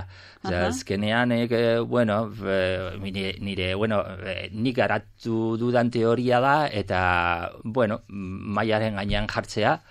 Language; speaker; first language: Basque; non-native, local second language; Spanish